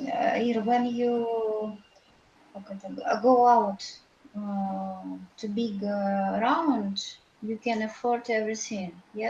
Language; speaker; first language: English; non-native, learner; Russian